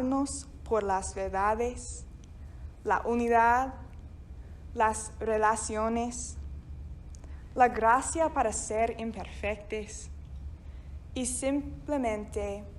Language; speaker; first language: Spanish; non-native, fluent; English